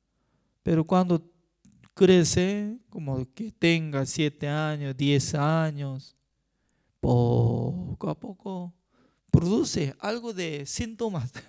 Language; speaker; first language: Spanish; non-native, fluent; Korean